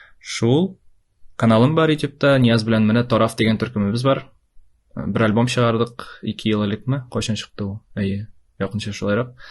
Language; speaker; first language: Tatar; native; Tatar